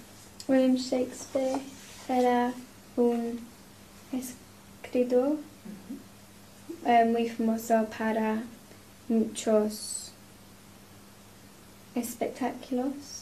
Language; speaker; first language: Spanish; non-native, learner; English